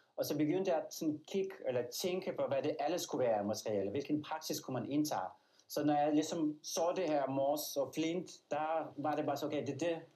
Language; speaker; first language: Danish; non-native, fluent; Belarusian